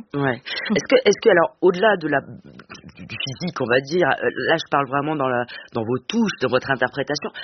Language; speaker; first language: French; native; French